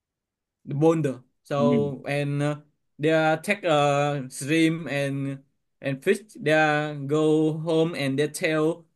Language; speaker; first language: English; non-native, learner; Vietnamese